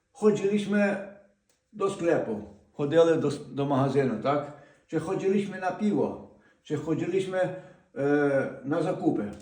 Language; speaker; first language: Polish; non-native, fluent; Ukrainian